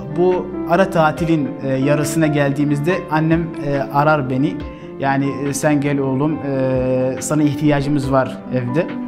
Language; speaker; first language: Turkish; non-native, fluent; Arabic